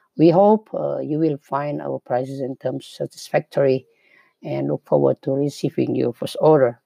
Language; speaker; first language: English; non-native, fluent; Indonesian